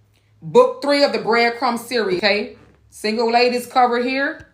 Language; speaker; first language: English; native; English